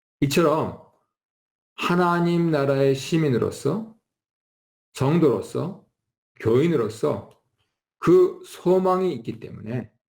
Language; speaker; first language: Korean; native; Korean